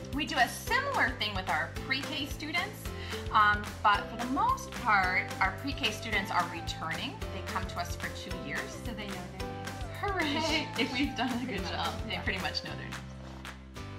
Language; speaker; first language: English; native; English